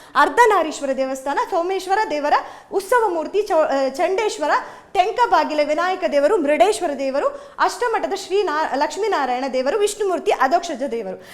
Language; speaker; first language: Kannada; native; Kannada